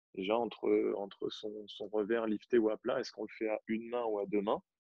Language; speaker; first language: French; native; French